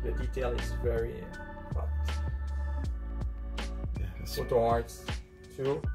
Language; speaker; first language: English; non-native, learner; French